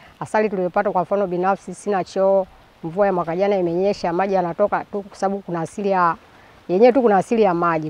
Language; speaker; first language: Swahili; native; Swahili